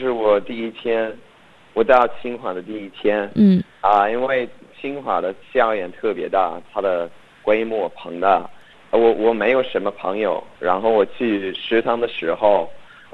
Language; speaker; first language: Chinese; non-native, learner; English